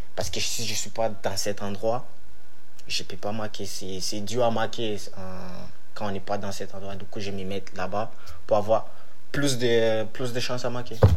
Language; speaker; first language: French; non-native, fluent; Bini